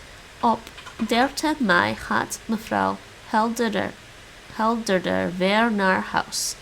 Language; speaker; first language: Dutch; non-native, learner; English